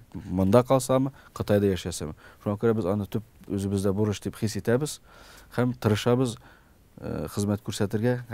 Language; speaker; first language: Tatar; early bilingual, heritage; Tatar